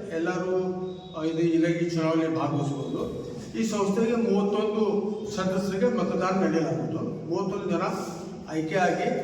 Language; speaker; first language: Kannada; non-native, local second language; Urdu